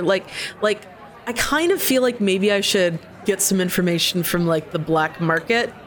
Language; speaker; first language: English; native; English